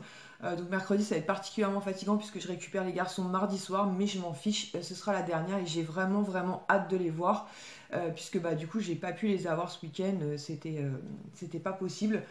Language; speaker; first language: French; native; French